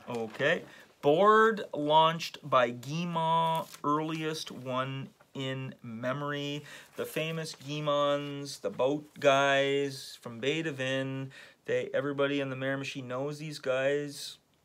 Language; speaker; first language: English; native; English